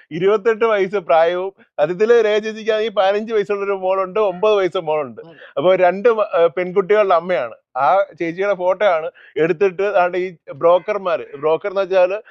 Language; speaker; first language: Malayalam; native; Malayalam